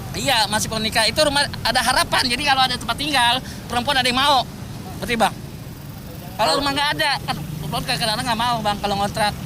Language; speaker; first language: Indonesian; native; Indonesian